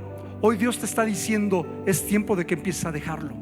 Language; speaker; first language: Spanish; native; Spanish